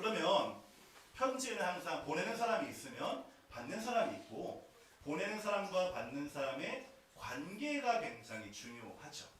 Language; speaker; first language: Korean; native; Korean